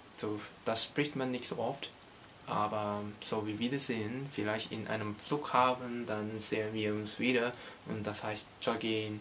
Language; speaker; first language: German; non-native, learner; Cantonese